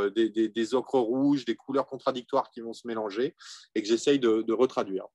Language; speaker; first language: French; native; French